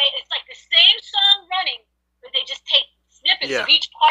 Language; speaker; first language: English; native; English